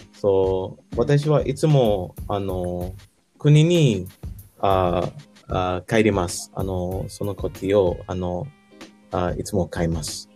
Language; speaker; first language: Japanese; non-native, learner; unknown